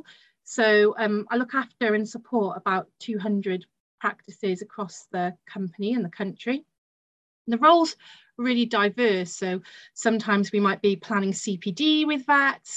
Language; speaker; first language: English; native; English